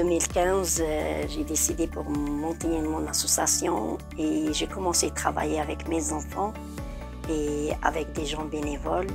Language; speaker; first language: French; non-native, learner; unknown